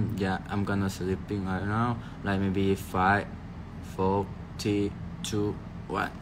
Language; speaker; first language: English; non-native, learner; Thai